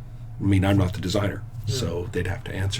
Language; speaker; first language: English; native; English